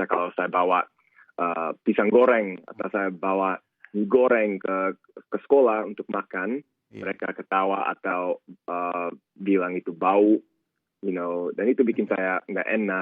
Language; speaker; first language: Indonesian; early bilingual, heritage; Indonesian